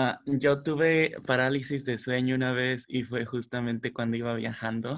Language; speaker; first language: Spanish; early bilingual, heritage; Spanish